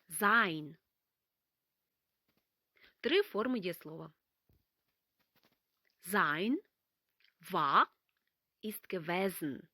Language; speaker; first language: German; non-native, fluent; Ukrainian